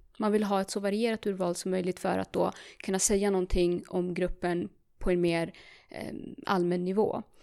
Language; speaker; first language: Swedish; early bilingual, other home language; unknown